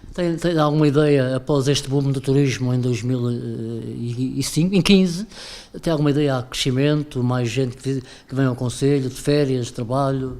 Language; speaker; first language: Portuguese; native; Portuguese